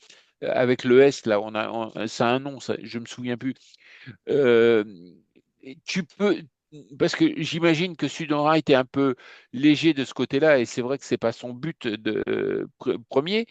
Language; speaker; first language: French; native; French